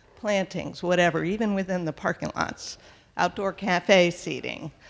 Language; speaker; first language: English; native; English